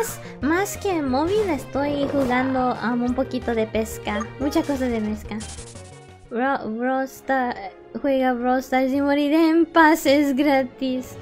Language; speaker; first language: Spanish; early bilingual, heritage; English